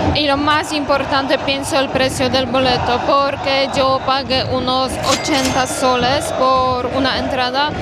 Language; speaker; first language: Spanish; non-native, fluent; Polish